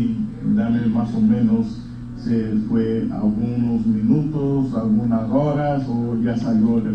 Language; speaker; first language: Spanish; non-native, fluent; English